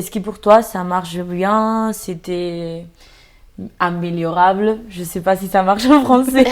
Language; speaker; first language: French; non-native, fluent; Spanish